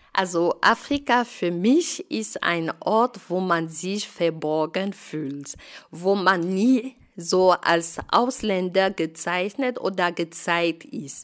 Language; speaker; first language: German; non-native, fluent; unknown